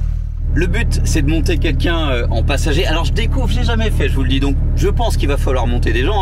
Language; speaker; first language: French; native; French